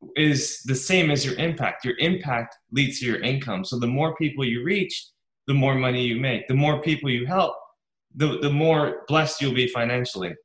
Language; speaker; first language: English; native; English